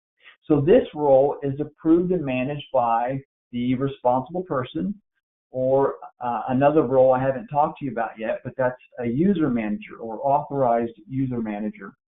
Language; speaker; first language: English; native; English